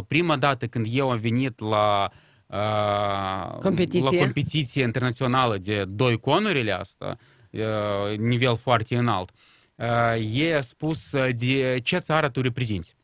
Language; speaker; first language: Romanian; non-native, local second language; Russian